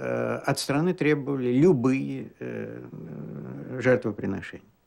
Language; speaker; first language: Russian; native; Russian